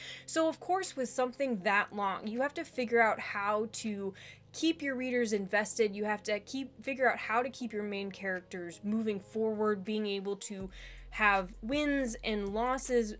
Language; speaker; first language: English; native; English